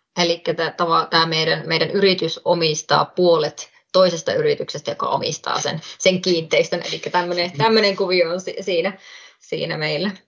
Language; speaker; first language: Finnish; native; Finnish